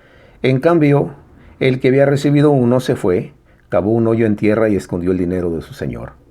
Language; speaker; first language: Spanish; native; Spanish